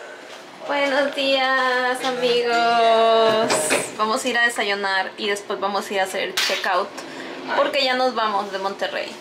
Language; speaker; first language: Spanish; native; Spanish